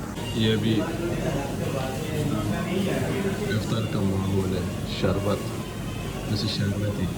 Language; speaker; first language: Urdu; non-native, learner; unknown